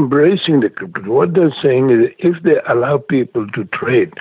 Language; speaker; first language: English; non-native, local second language; Gujarati